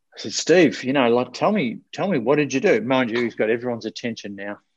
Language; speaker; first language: English; native; English